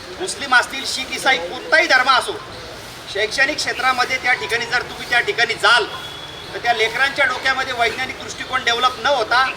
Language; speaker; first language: Marathi; native; Marathi